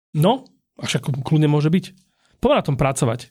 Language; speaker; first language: Slovak; native; Slovak